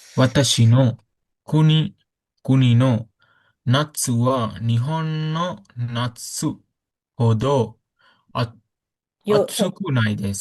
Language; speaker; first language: Japanese; non-native, learner; Sinhala